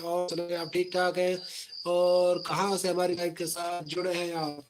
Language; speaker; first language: Hindi; non-native, local second language; Punjabi